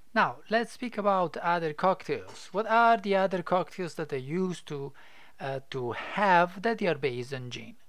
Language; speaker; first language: English; non-native, fluent; Italian